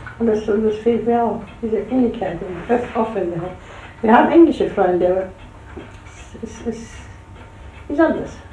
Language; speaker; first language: German; native; German